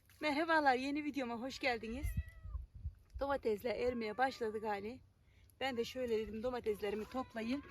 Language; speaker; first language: Turkish; native; Turkish